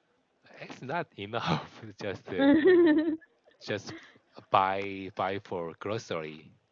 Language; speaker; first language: English; non-native, learner; Korean